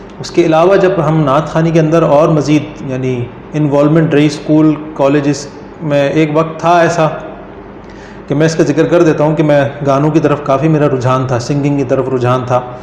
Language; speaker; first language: Urdu; native; Urdu